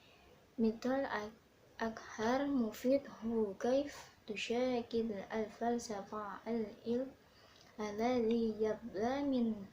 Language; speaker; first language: Arabic; non-native, learner; Indonesian